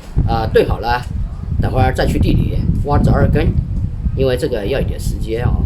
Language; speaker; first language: Chinese; native; Chinese